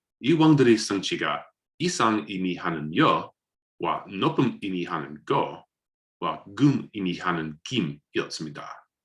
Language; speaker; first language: Korean; non-native, learner; English